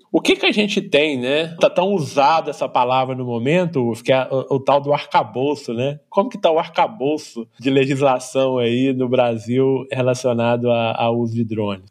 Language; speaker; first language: Portuguese; native; Portuguese